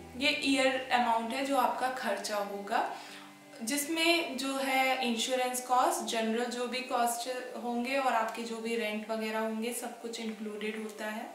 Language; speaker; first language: Hindi; native; Hindi